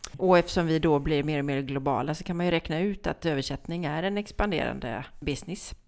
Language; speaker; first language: Swedish; native; Swedish